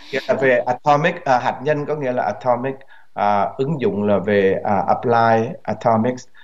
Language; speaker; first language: Vietnamese; native; Vietnamese